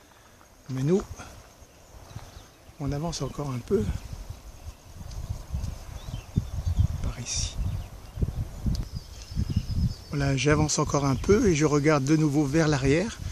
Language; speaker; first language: French; native; French